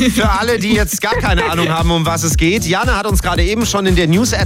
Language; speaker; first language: German; native; German